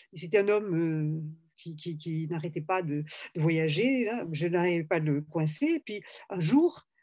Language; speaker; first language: French; native; French